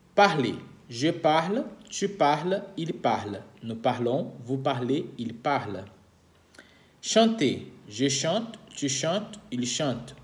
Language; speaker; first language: French; non-native, fluent; Portuguese